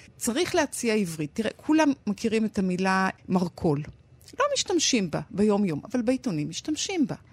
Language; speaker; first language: Hebrew; native; Hebrew